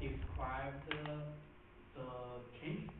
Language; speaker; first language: English; non-native, learner; Chinese